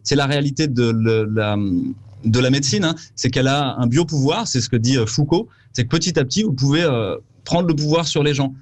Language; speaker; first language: French; native; French